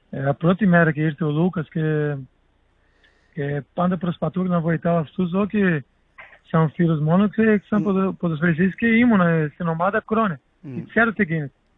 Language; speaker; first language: Greek; non-native, learner; Portuguese